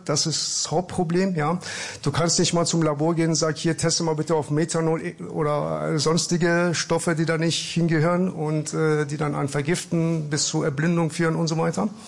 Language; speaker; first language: German; early bilingual, other home language; Persian